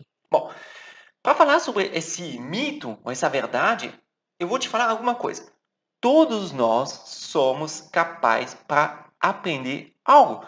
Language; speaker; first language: Portuguese; non-native, fluent; French